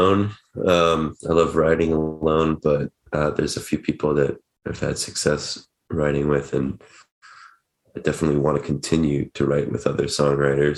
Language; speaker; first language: English; native; English